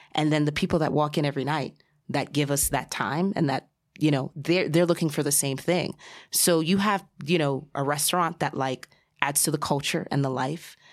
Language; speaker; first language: English; early bilingual, other home language; Spanish